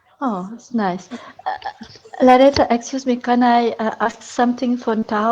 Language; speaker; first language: English; non-native, learner; Hungarian